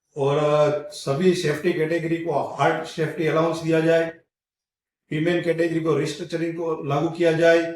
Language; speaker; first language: Hindi; non-native, local second language; Gujarati